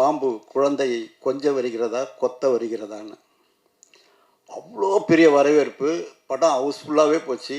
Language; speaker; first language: Tamil; native; Tamil